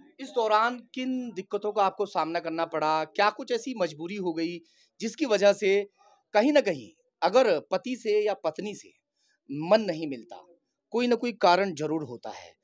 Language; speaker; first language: Hindi; native; Hindi